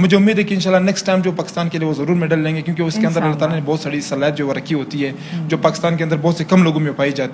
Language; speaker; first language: Urdu; native; Urdu